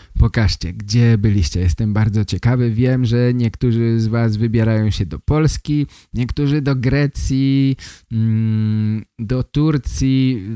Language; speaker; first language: Polish; native; Polish